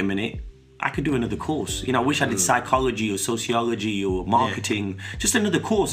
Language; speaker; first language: English; native; English